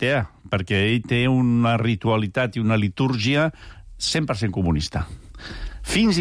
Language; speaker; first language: Catalan; native; Catalan